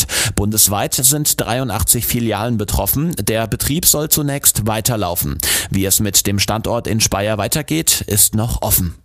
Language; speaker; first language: German; native; German